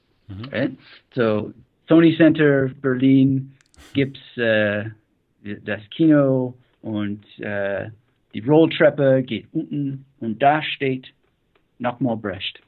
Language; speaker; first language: German; non-native, learner; English